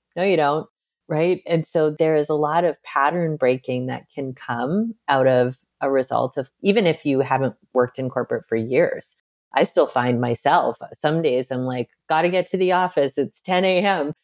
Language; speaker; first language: English; native; English